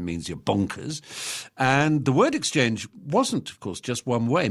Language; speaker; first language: English; native; English